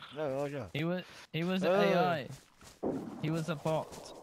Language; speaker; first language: English; non-native, fluent; Italian